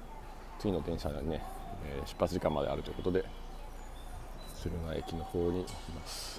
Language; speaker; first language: Japanese; native; Japanese